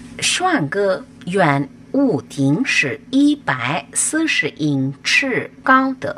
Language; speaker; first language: Chinese; non-native, fluent; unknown